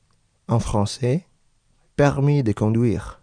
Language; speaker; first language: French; non-native, fluent; Indonesian